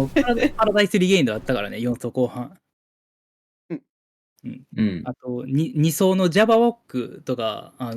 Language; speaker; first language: Japanese; native; Japanese